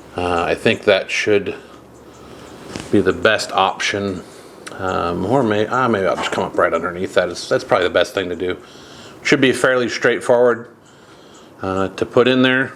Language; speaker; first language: English; native; English